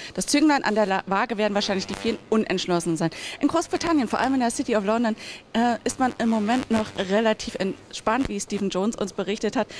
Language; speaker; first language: German; native; German